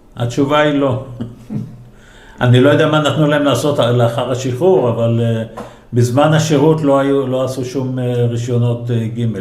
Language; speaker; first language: Hebrew; early bilingual, other home language; Yiddish